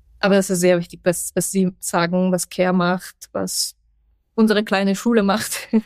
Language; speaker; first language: German; non-native, fluent; Persian